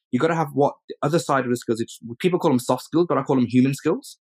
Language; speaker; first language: English; early bilingual, other home language; Urdu